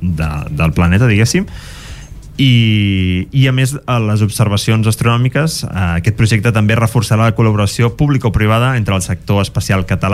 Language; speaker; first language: Catalan; native; Catalan